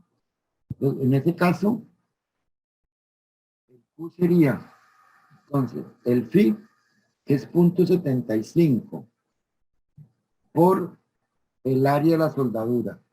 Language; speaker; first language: Spanish; native; Spanish